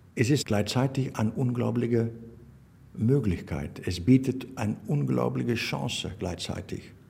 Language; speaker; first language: German; non-native, fluent; Dutch